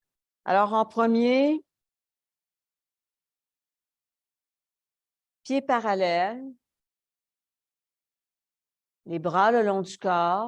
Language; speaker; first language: French; native; French